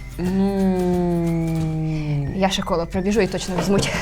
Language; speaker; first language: Ukrainian; native; Ukrainian